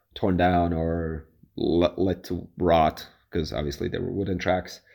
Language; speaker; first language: English; non-native, fluent; Latvian